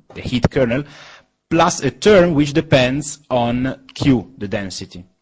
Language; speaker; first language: English; non-native, fluent; Italian